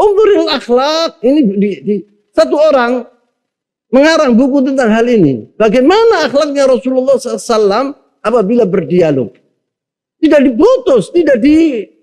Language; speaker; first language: Indonesian; native; Indonesian